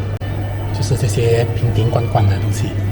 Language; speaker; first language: Chinese; native; Chinese